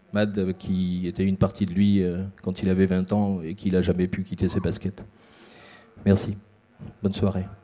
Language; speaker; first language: French; native; French